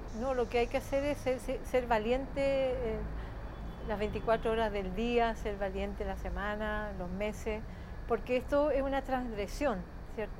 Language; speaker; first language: Spanish; native; Spanish